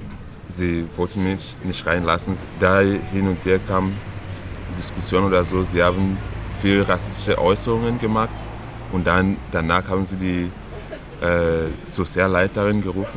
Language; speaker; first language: German; non-native, learner; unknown